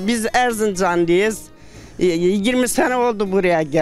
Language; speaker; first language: Turkish; non-native, local second language; Zaza